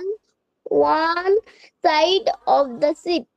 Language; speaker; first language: English; non-native, learner; Bangla